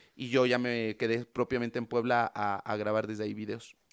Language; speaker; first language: Spanish; native; Spanish